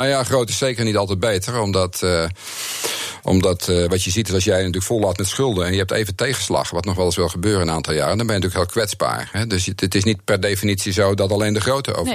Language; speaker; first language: Dutch; native; Dutch